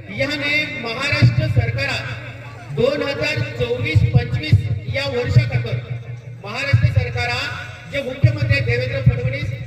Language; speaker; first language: Marathi; non-native, local second language; Bhili